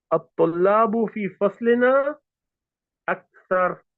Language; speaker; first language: Arabic; non-native, fluent; Urdu